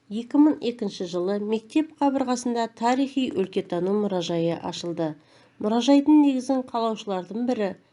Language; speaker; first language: Kazakh; native; Kazakh